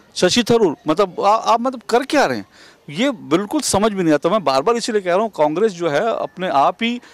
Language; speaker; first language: Hindi; native; Hindi